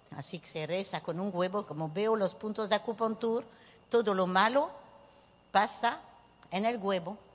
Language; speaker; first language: Spanish; early bilingual, heritage; Spanish